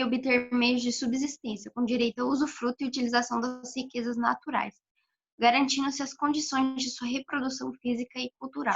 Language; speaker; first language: Portuguese; native; Portuguese